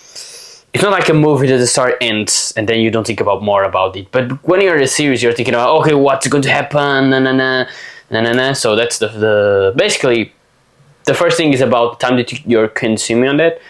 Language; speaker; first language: English; non-native, fluent; Portuguese